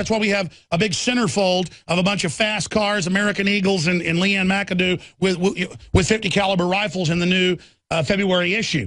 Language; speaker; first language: English; native; English